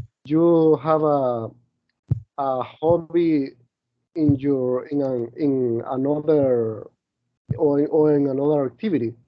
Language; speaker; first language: English; non-native, learner; Spanish